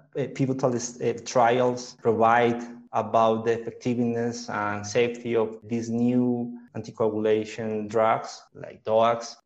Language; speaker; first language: English; non-native, fluent; Spanish